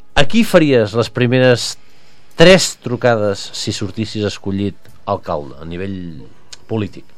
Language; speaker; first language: Catalan; native; Catalan